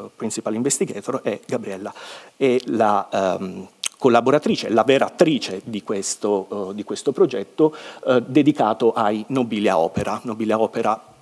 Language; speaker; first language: Italian; native; Italian